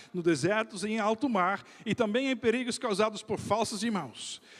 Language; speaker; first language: Portuguese; non-native, fluent; Dutch